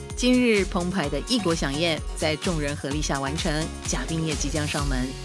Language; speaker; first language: Chinese; native; Chinese